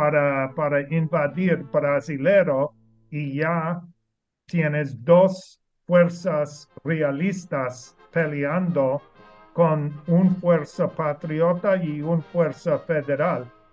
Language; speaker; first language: Spanish; non-native, learner; English